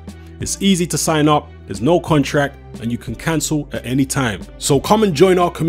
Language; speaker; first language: English; native; English